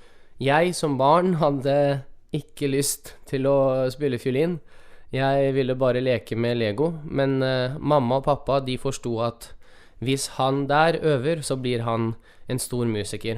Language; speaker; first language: Norwegian; early bilingual, other home language; Russian